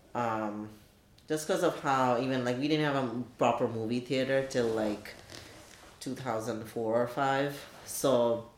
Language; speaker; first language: English; non-native, local second language; Bangla